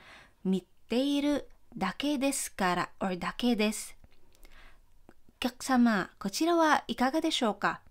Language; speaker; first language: Japanese; non-native, fluent; Filipino